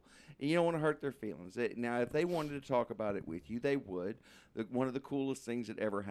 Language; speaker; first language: English; native; English